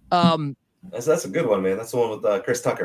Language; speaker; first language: English; native; English